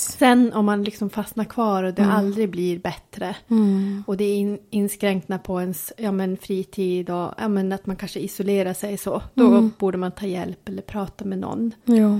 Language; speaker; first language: Swedish; native; Swedish